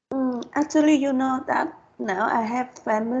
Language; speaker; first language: English; non-native, learner; Vietnamese